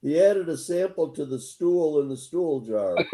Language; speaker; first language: English; native; English